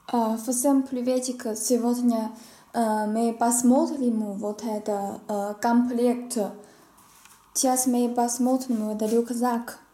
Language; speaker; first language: Russian; non-native, learner; Chinese